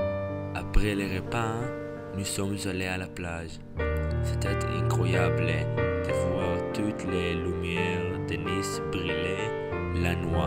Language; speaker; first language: French; non-native, learner; English